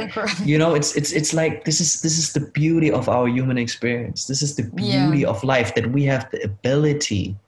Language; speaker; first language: English; non-native, fluent; German